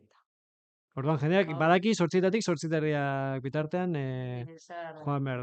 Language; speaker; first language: Basque; native; Basque